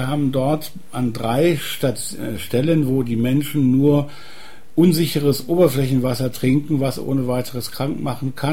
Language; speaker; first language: German; native; German